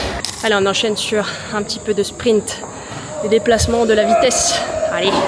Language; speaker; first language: French; native; French